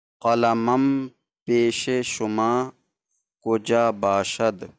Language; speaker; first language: Persian; non-native, fluent; Urdu